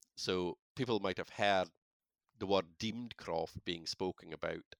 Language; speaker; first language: English; native; English